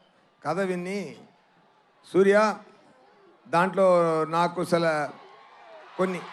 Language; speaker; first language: Telugu; non-native, learner; Tamil